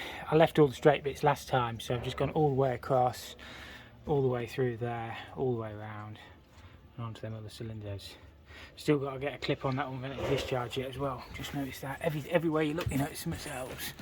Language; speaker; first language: English; native; English